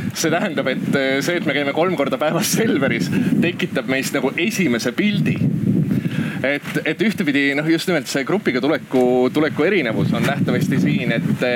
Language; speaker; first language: Estonian; native; Estonian